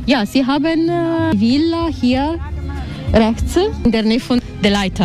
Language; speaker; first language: German; non-native, fluent; Italian